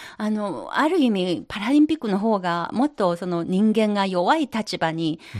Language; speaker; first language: Japanese; non-native, fluent; Chinese